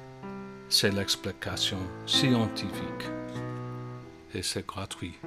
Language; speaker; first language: French; non-native, fluent; English